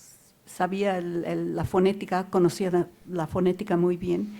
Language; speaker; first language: Spanish; non-native, local second language; English